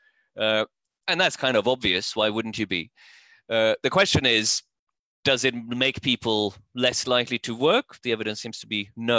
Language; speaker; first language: English; non-native, fluent; Norwegian